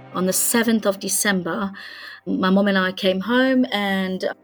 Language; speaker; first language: English; non-native, fluent; Hungarian